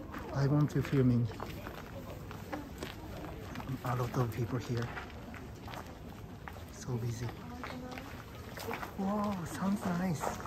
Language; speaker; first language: English; non-native, learner; Japanese